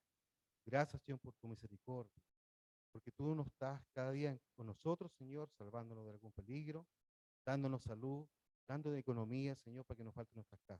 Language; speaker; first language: Spanish; native; Spanish